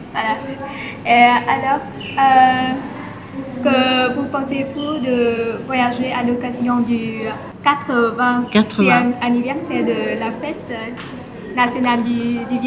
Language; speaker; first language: French; non-native, learner; Vietnamese